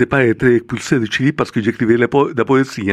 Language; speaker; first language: French; non-native, fluent; Spanish